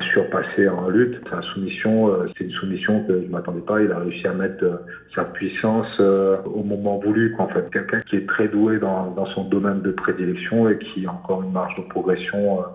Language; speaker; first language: French; native; French